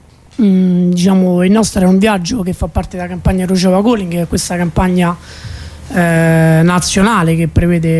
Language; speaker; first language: Italian; native; Italian